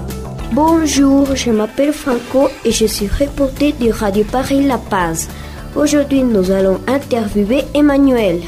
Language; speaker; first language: French; non-native, learner; Spanish